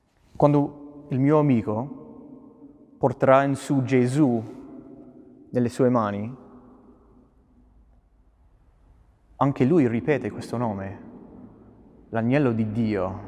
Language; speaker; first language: Italian; non-native, fluent; English